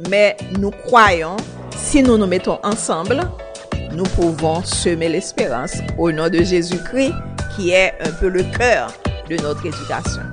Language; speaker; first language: French; non-native, local second language; Haitian Creole